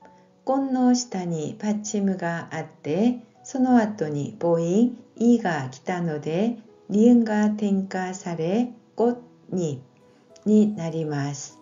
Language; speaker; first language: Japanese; non-native, fluent; Korean